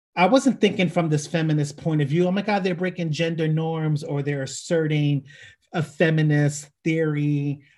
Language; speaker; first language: English; native; English